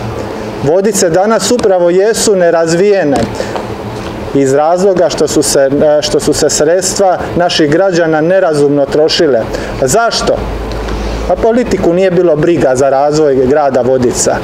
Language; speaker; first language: Serbian; native; Serbian